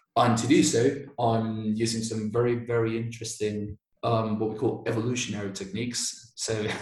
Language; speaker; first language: English; non-native, fluent; Spanish